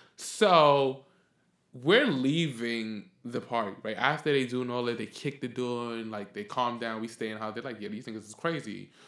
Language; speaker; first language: English; native; English